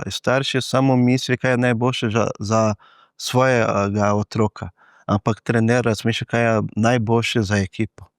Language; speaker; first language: Slovenian; non-native, fluent; Portuguese